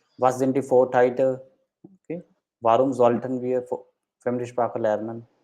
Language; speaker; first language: German; non-native, fluent; Hindi